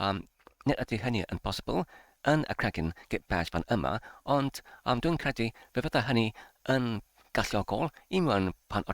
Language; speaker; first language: Welsh; non-native, fluent; English